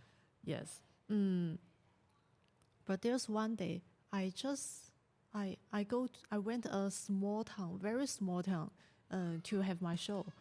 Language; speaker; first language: English; non-native, learner; Chinese